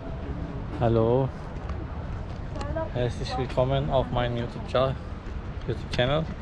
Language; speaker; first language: German; non-native, learner; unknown